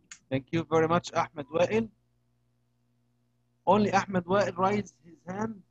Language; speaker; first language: English; non-native, fluent; Arabic